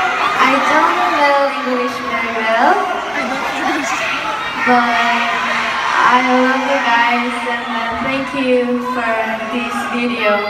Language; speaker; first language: English; non-native, learner; Korean